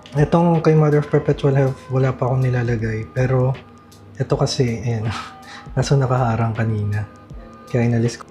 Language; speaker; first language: Filipino; native; Filipino